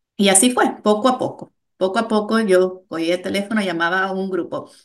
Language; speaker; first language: Spanish; early bilingual, heritage; Spanish